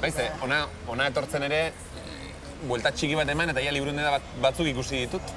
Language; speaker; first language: Basque; native; Basque